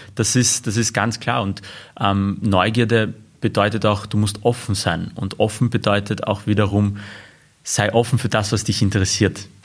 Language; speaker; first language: German; early bilingual, other home language; Armenian